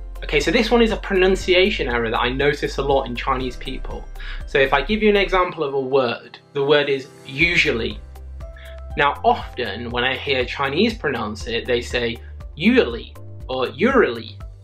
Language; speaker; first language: English; native; English